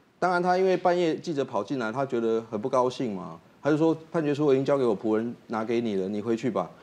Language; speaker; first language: Chinese; native; Chinese